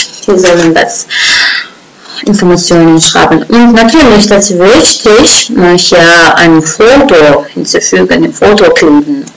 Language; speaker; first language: German; non-native, fluent; Uzbek